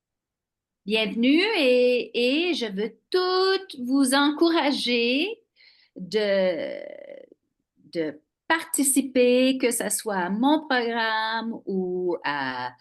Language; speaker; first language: French; non-native, local second language; English